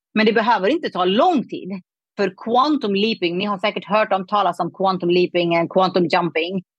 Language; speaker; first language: Swedish; non-native, fluent; Persian